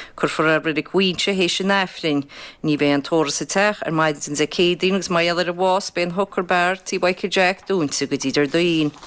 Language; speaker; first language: Irish; native; Irish